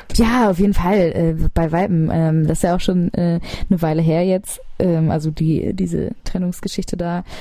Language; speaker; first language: German; native; German